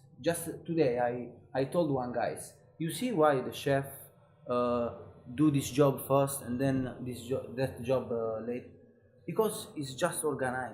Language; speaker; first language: English; non-native, learner; Italian